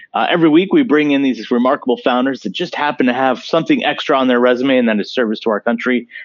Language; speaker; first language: English; native; English